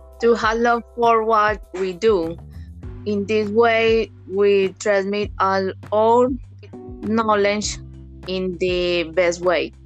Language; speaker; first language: English; non-native, fluent; Spanish